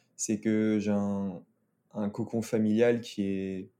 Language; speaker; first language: French; native; French